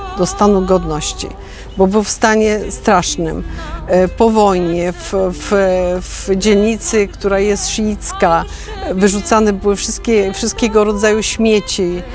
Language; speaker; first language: Polish; native; Polish